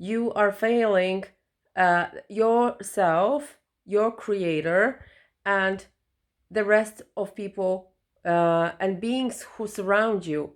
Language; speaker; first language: English; non-native, fluent; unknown